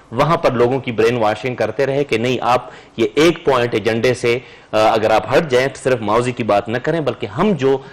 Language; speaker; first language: Urdu; non-native, local second language; Pashto